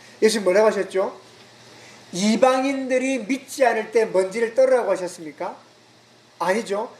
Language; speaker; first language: Korean; native; Korean